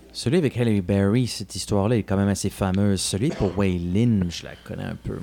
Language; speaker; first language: French; native; French